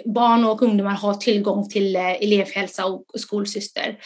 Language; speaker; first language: Swedish; early bilingual, other home language; Somali